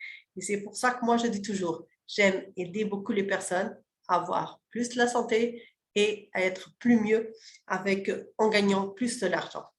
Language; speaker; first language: French; early bilingual, other home language; Portuguese